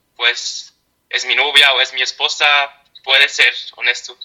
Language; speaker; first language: Spanish; non-native, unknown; Dutch